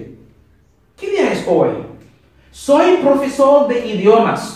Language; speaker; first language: Spanish; non-native, learner; Haitian Creole